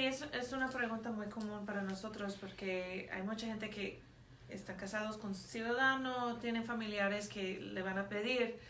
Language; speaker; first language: Spanish; non-native, fluent; English